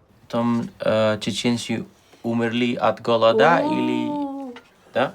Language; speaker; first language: Russian; non-native, fluent; Dutch